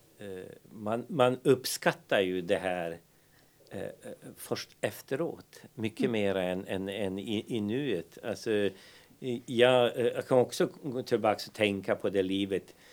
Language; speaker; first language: Swedish; non-native, fluent; Bosnian